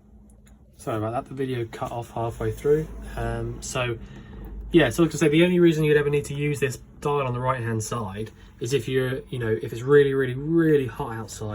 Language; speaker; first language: English; native; English